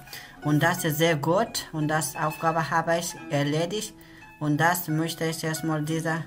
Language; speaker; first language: German; non-native, learner; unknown